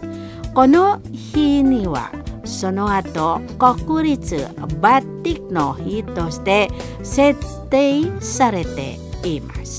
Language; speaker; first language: Japanese; non-native, fluent; Indonesian